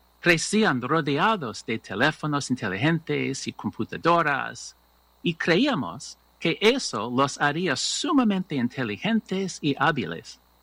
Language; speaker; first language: Spanish; non-native, learner; English